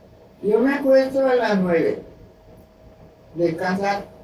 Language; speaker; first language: Spanish; non-native, local second language; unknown